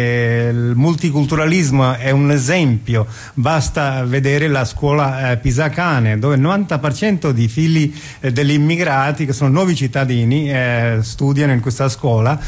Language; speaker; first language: Italian; non-native, fluent; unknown